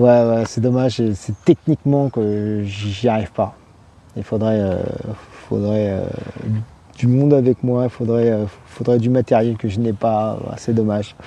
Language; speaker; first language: French; native; French